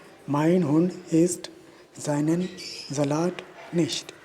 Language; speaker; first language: German; non-native, fluent; Urdu